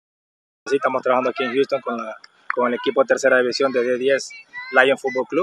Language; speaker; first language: Spanish; native; Spanish